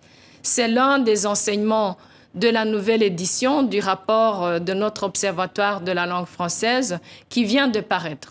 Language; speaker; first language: French; non-native, local second language; Kinyarwanda